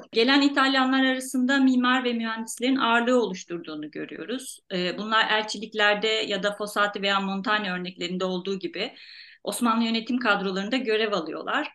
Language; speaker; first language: Turkish; native; Turkish